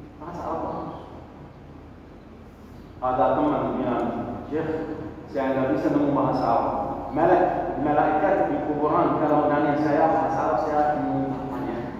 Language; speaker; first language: Indonesian; non-native, learner; Arabic